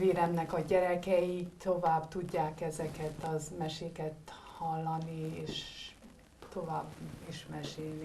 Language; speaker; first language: Hungarian; early bilingual, heritage; Hungarian